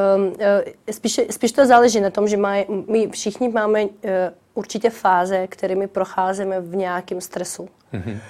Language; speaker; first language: Czech; non-native, fluent; Ukrainian